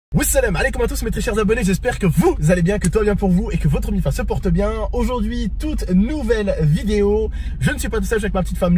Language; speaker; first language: French; native; French